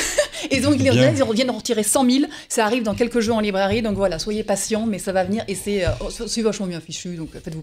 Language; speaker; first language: French; native; French